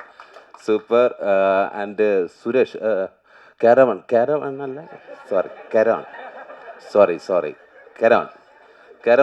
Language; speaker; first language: Tamil; non-native, learner; Malayalam